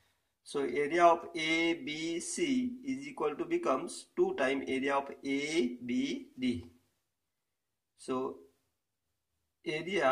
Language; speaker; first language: English; non-native, local second language; Gujarati